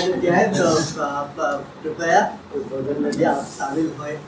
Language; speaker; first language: Hindi; non-native, local second language; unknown